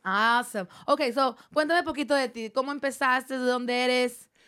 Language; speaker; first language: Spanish; non-native, fluent; English